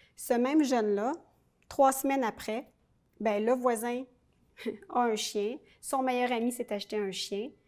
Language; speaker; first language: French; native; French